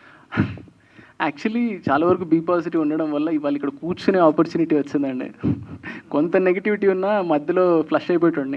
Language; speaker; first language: Telugu; native; Telugu